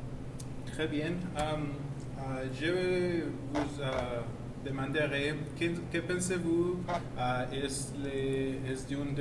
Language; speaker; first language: French; non-native, learner; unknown